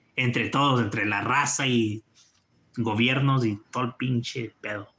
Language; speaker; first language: Spanish; early bilingual, other home language; English